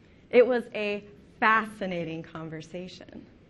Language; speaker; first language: English; native; English